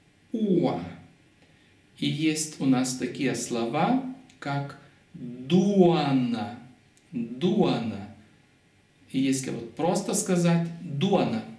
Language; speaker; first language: Russian; non-native, fluent; Lithuanian